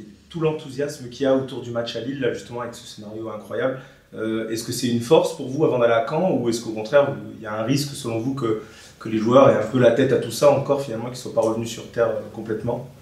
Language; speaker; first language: French; native; French